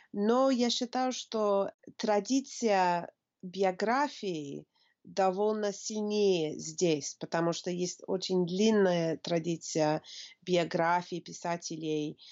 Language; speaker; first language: Russian; non-native, fluent; English